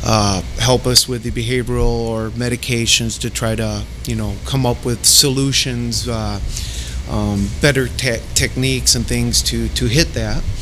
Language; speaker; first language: English; native; English